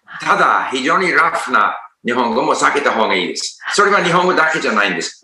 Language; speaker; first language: Japanese; non-native, fluent; English